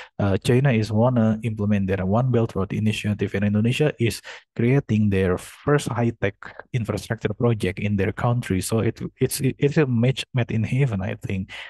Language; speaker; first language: English; non-native, fluent; Indonesian